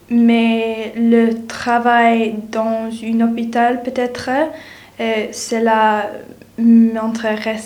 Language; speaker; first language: French; non-native, learner; English